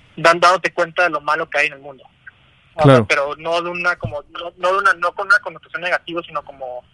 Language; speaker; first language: Spanish; native; Spanish